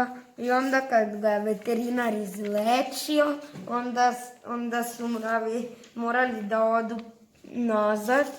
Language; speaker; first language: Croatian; early bilingual, heritage; Serbian